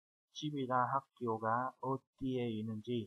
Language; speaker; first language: Korean; non-native, fluent; Vietnamese